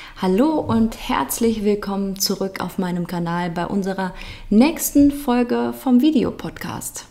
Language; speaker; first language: German; early bilingual, other home language; Russian